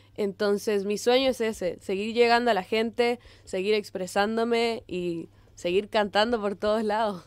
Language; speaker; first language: Spanish; native; Spanish